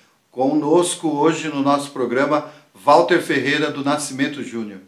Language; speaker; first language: Portuguese; native; Portuguese